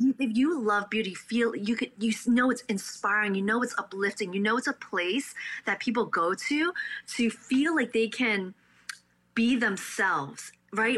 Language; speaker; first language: English; early bilingual, other home language; Cantonese